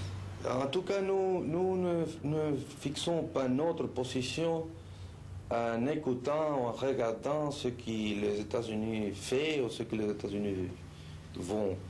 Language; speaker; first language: French; non-native, learner; Spanish